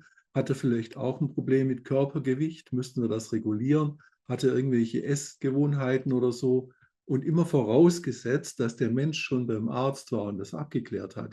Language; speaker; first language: German; native; German